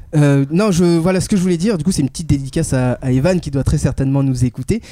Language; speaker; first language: French; native; French